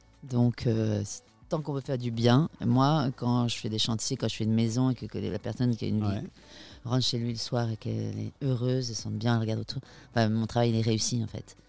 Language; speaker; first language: French; native; French